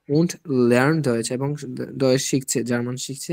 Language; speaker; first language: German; non-native, learner; Bangla